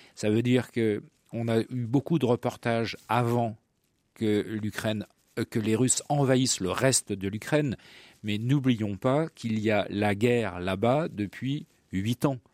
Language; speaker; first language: French; native; French